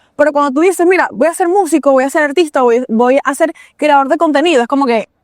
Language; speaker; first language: Spanish; native; Spanish